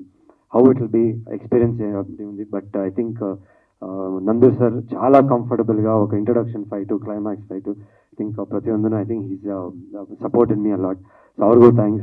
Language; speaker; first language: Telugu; non-native, learner; Kannada